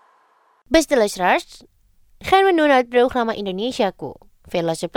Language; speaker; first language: Dutch; non-native, fluent; Indonesian